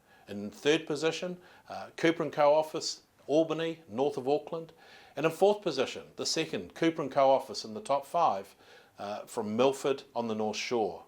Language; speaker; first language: English; native; English